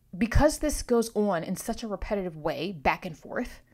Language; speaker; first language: English; native; English